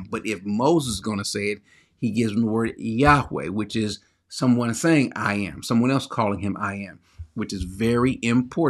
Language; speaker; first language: English; native; English